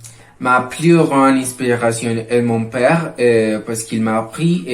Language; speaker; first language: French; non-native, learner; Spanish